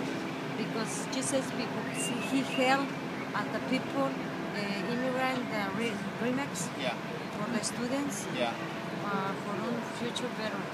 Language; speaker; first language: English; non-native, learner; Spanish